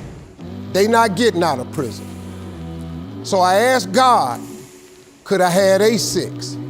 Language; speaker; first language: English; native; English